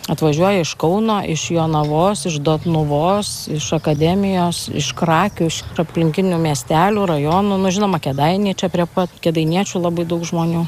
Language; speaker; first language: Lithuanian; native; Lithuanian